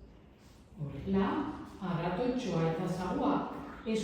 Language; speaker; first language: Basque; non-native, learner; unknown